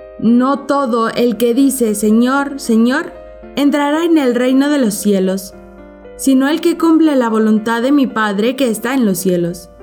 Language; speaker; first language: Spanish; native; Spanish